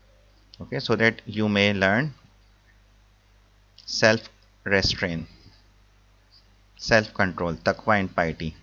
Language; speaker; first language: English; non-native, local second language; Urdu